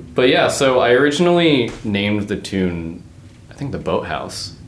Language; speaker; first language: English; native; English